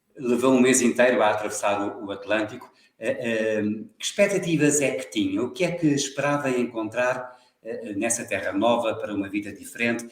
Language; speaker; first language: Portuguese; native; Portuguese